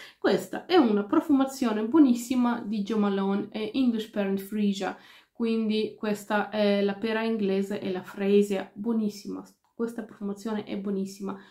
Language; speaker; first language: Italian; non-native, fluent; Ukrainian